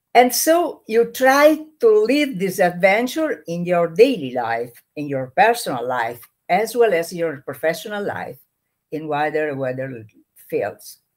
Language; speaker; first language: English; non-native, learner; Italian